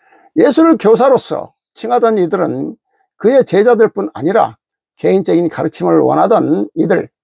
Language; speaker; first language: Korean; native; Korean